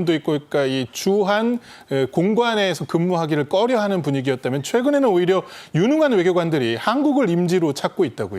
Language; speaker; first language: Korean; native; Korean